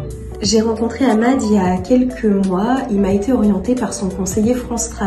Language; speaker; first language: French; native; French